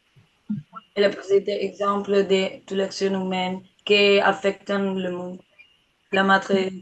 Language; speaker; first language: French; non-native, learner; Spanish